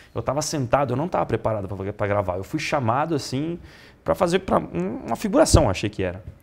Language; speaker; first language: Portuguese; non-native, fluent; Italian